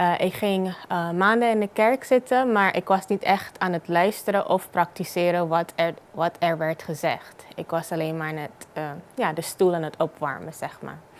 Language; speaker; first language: Dutch; non-native, local second language; Papiamento